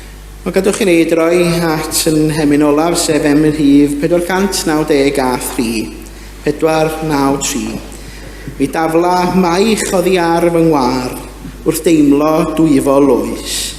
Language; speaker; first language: Welsh; native; Welsh